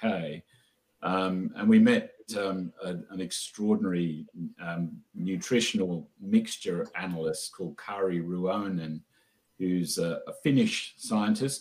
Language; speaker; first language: English; native; English